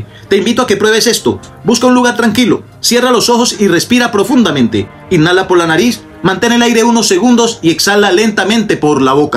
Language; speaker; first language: Spanish; native; Spanish